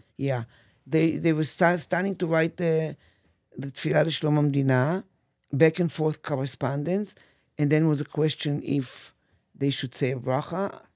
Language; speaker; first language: English; non-native, fluent; Hebrew